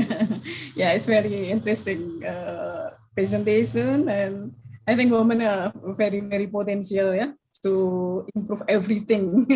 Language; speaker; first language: English; non-native, learner; Indonesian